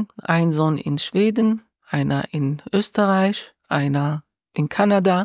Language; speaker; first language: German; non-native, learner; Arabic